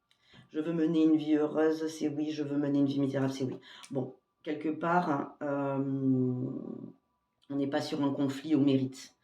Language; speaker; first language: French; native; French